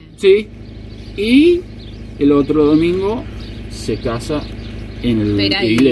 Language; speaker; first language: Spanish; non-native, local second language; Plautdietsch